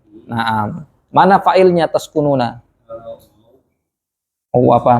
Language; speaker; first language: Indonesian; native; Indonesian